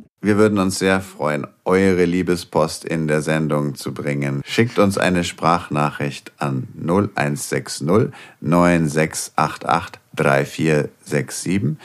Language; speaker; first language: German; native; German